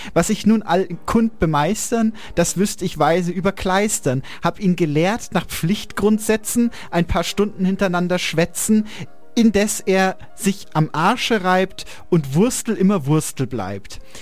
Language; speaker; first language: German; native; German